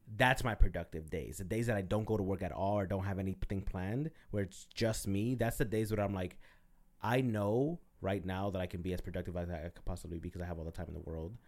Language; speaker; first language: English; early bilingual, other home language; Spanish